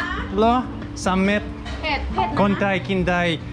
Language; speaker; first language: Thai; non-native, learner; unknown